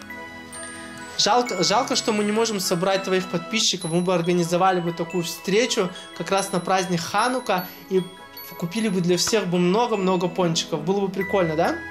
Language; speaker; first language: Russian; native; Russian